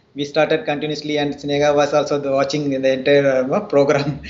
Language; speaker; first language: English; non-native, local second language; Tamil